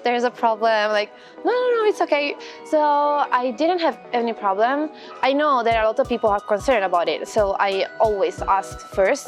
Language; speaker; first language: English; non-native, fluent; Italian